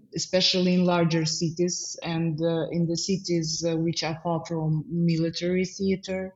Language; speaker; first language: English; non-native, fluent; Ukrainian